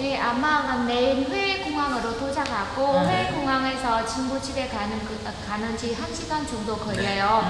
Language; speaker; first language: Korean; non-native, learner; Vietnamese